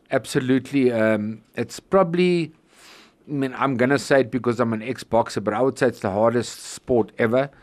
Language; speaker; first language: English; native; English